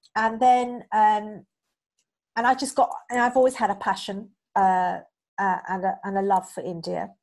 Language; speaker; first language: English; native; English